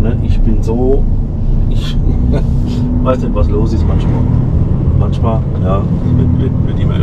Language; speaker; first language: German; native; German